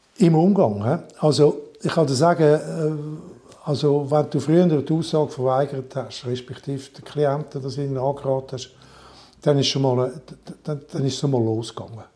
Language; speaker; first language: German; non-native, local second language; French